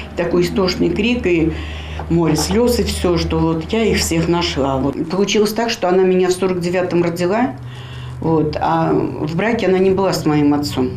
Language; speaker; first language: Russian; native; Russian